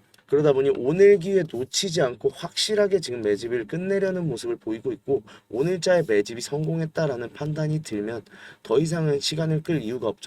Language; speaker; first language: Korean; native; Korean